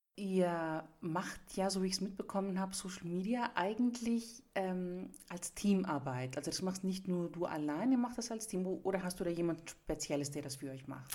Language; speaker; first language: German; early bilingual, other home language; Greek